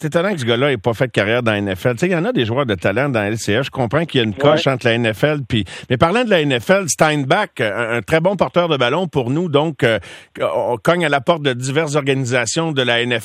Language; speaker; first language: French; native; French